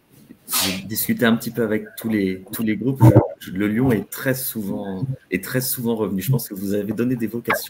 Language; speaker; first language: French; native; French